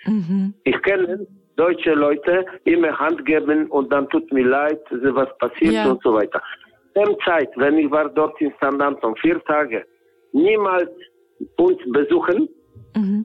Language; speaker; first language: German; non-native, learner; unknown